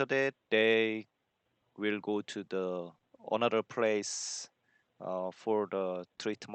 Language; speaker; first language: English; non-native, learner; Korean